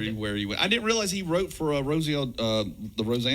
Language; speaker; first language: English; native; English